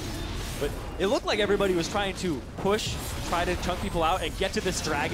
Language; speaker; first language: English; native; English